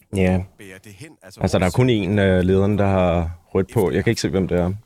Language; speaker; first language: Danish; native; Danish